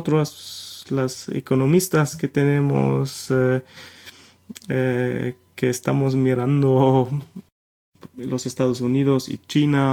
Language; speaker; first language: Spanish; non-native, fluent; German